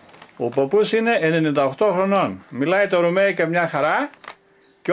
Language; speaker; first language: Greek; native; Greek